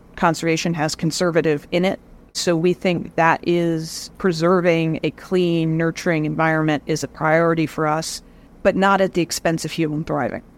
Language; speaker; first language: English; native; English